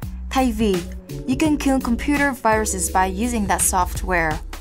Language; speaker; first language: English; non-native, fluent; Vietnamese